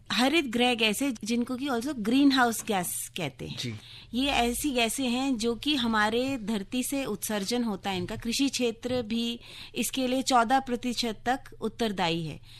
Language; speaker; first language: Hindi; native; Hindi